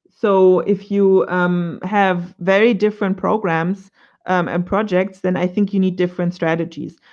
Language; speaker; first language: English; non-native, fluent; German